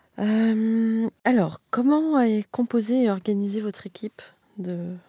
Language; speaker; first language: French; native; French